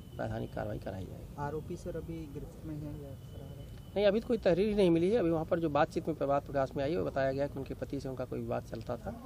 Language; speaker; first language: Hindi; native; Hindi